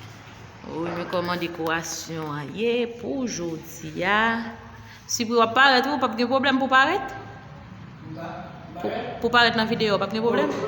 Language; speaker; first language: French; non-native, learner; Haitian Creole